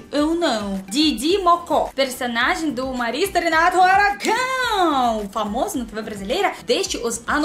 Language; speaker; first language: Portuguese; non-native, learner; Russian